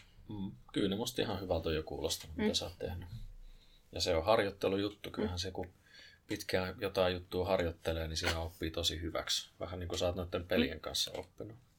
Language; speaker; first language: Finnish; native; Finnish